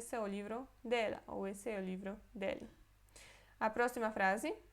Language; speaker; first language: Portuguese; non-native, fluent; Polish